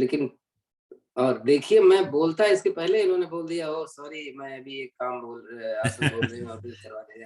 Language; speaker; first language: Hindi; native; Hindi